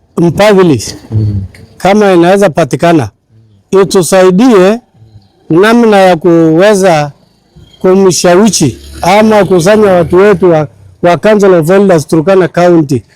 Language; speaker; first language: Swahili; non-native, local second language; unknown